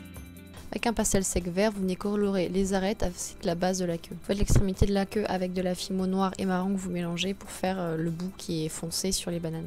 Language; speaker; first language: French; native; French